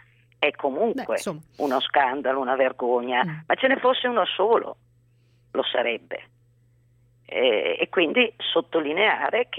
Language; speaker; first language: Italian; native; Italian